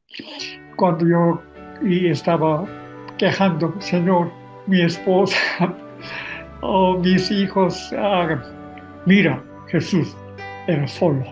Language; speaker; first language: Spanish; non-native, learner; Korean